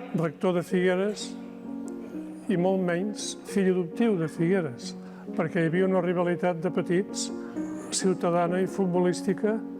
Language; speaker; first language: Catalan; native; Catalan